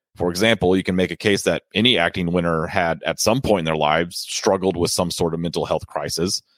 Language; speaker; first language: English; native; English